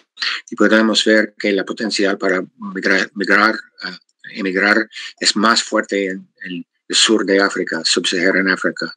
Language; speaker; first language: Spanish; non-native, fluent; English